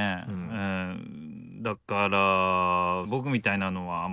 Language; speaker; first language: Japanese; native; Japanese